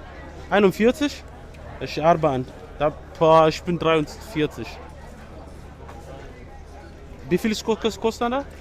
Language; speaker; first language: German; non-native, learner; Amharic